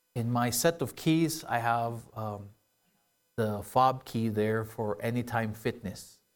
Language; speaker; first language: English; non-native, local second language; Filipino